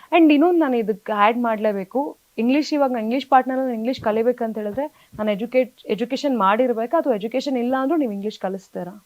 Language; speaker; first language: Kannada; native; Kannada